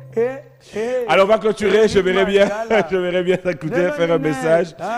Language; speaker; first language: French; non-native, local second language; Lingala